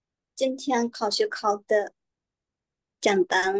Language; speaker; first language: Chinese; non-native, learner; Thai